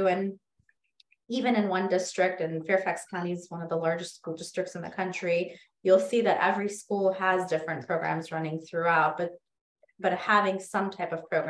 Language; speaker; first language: English; native; English